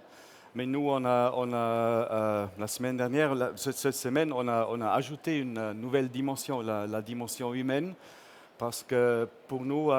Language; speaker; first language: French; non-native, fluent; English